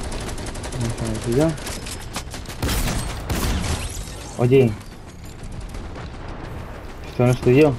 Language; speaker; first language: Spanish; native; Spanish